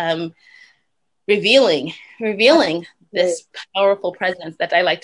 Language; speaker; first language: English; native; English